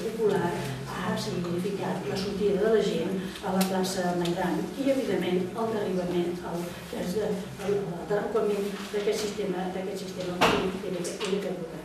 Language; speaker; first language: Catalan; native; Catalan